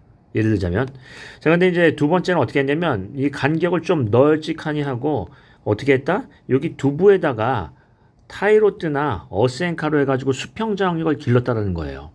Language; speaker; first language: Korean; native; Korean